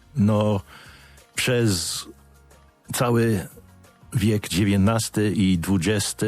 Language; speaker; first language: Polish; non-native, fluent; English